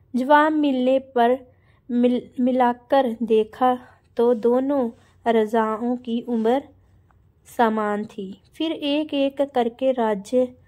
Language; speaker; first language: Hindi; non-native, local second language; Punjabi